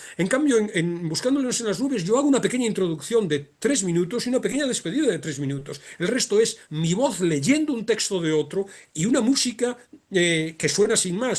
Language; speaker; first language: Spanish; native; Spanish